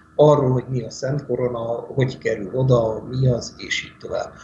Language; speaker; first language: Hungarian; native; Hungarian